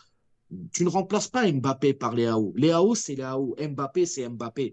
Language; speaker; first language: French; native; French